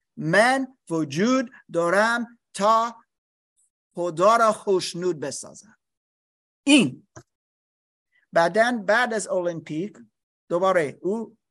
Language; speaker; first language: Persian; non-native, learner; English